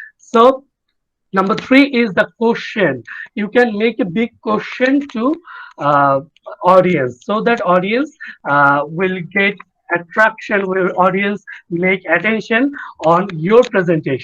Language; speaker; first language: English; non-native, fluent; Bangla